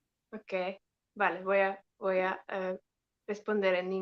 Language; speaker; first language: Spanish; non-native, learner; German